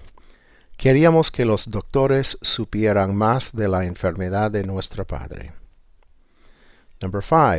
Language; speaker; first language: Spanish; non-native, fluent; English